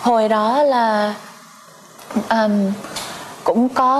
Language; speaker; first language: Vietnamese; early bilingual, heritage; Vietnamese